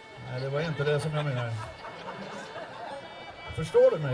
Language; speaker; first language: Swedish; non-native, fluent; English